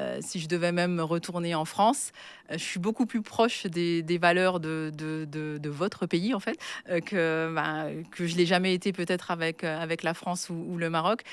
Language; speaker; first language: French; native; French